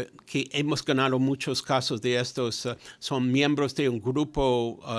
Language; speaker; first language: Spanish; non-native, fluent; English